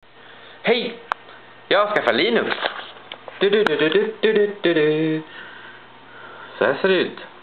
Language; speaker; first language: Swedish; native; Swedish